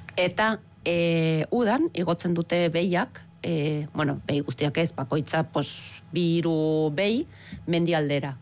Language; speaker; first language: Basque; non-native, fluent; Swiss German